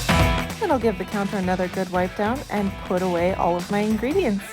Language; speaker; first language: English; native; English